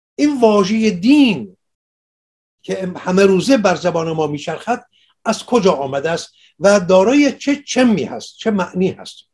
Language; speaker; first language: Persian; non-native, local second language; Assyrian Neo-Aramaic